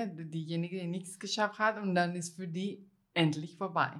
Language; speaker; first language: German; non-native, fluent; Spanish